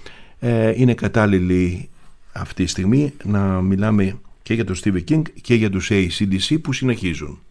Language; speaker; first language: Greek; native; Greek